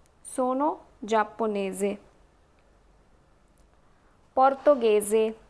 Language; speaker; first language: Italian; non-native, fluent; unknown